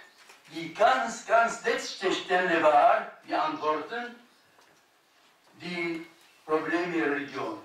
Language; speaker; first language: German; non-native, learner; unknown